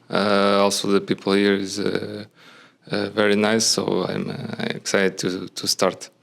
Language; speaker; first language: English; non-native, learner; Portuguese